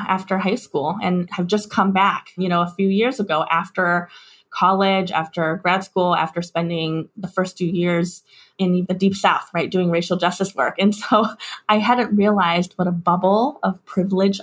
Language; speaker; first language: English; native; English